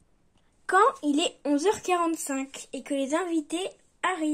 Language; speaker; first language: French; native; French